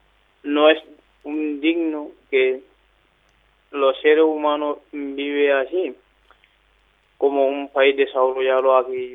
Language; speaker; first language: Spanish; non-native, learner; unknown